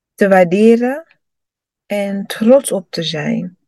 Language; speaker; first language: Dutch; early bilingual, other home language; Rundi